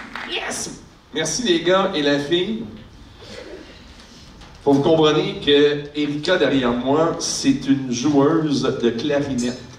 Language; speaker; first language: French; native; French